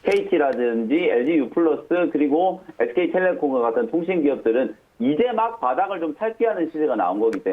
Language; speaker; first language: Korean; native; Korean